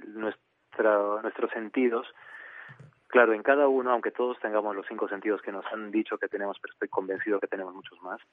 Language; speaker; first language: Spanish; native; Spanish